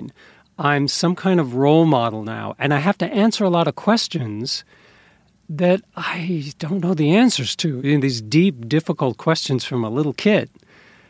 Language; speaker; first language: English; native; English